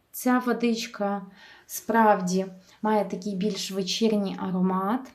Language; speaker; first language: Ukrainian; native; Ukrainian